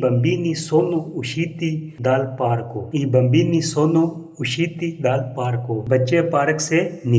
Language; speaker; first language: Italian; non-native, fluent; Punjabi